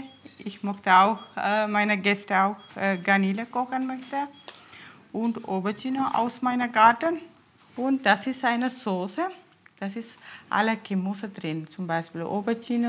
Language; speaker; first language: German; non-native, learner; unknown